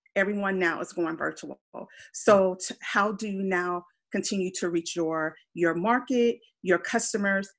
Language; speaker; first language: English; non-native, fluent; Spanish